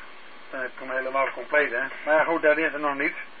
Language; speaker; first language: Dutch; native; Dutch